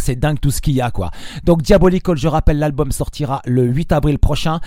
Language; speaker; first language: French; native; French